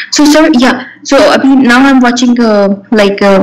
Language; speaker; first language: English; non-native, local second language; Urdu